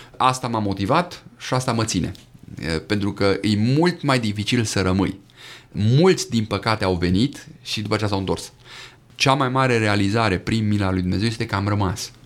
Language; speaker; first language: Romanian; native; Romanian